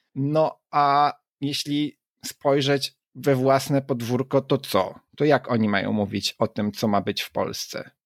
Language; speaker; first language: Polish; native; Polish